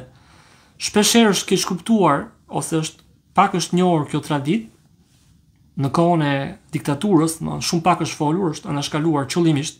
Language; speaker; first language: Albanian; native; Albanian